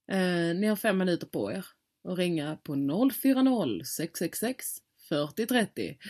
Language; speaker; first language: Swedish; native; Swedish